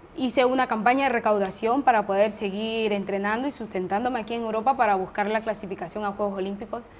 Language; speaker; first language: Spanish; native; Spanish